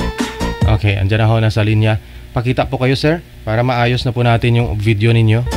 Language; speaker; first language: Filipino; native; Filipino